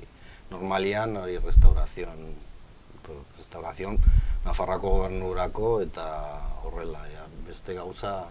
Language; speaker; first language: Basque; non-native, local second language; Spanish